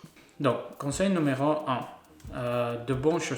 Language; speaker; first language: French; non-native, learner; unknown